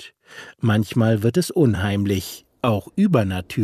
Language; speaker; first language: German; native; German